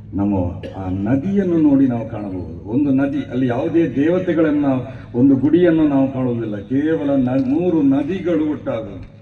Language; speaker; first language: Kannada; non-native, local second language; Tulu